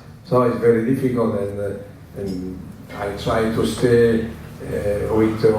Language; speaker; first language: English; non-native, learner; Italian